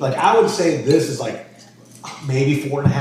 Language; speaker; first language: English; native; English